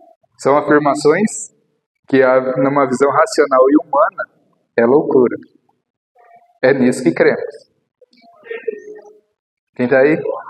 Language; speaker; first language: Portuguese; native; Portuguese